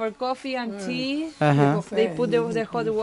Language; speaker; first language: English; non-native, learner; Spanish